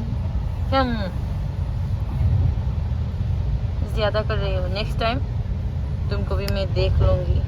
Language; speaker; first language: Hindi; non-native, local second language; Assamese